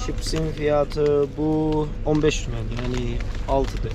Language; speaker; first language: Turkish; non-native, fluent; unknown